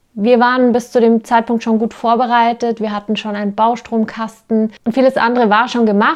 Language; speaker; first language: German; native; German